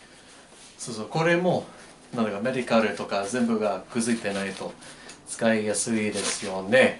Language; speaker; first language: Japanese; non-native, learner; English